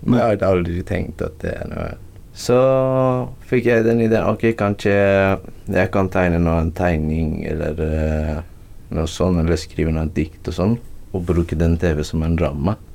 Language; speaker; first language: Norwegian; non-native, learner; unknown